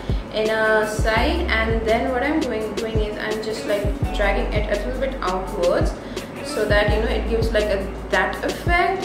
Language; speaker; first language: English; non-native, local second language; Bangla